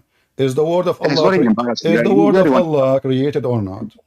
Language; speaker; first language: English; non-native, fluent; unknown